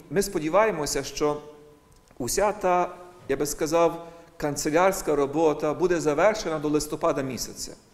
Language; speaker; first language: Ukrainian; native; Ukrainian